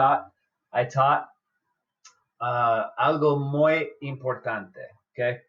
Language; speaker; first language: Spanish; non-native, fluent; English